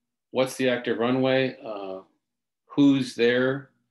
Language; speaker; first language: English; native; English